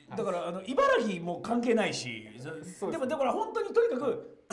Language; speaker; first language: Japanese; native; Japanese